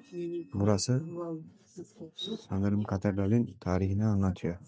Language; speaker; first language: Turkish; native; Turkish